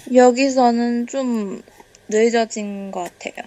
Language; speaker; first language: Korean; non-native, learner; Chinese